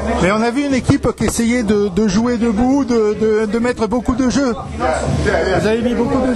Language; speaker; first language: French; native; French